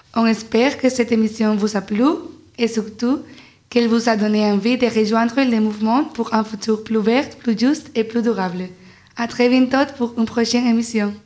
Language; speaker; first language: French; non-native, fluent; Spanish